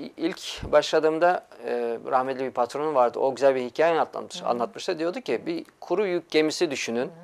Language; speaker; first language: Turkish; early bilingual, heritage; Turkish